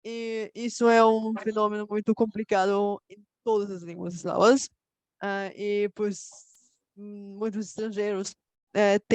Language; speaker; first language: Portuguese; non-native, fluent; Russian